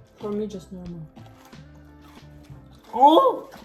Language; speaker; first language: English; non-native, learner; Ukrainian